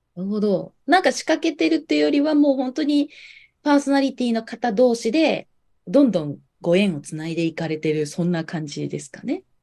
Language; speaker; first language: Japanese; native; Japanese